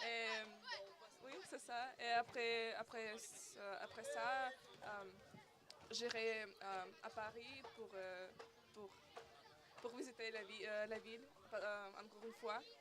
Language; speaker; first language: French; non-native, learner; Russian